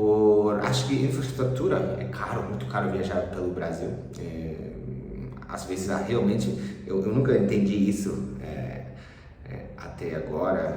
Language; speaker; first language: Portuguese; early bilingual, other home language; English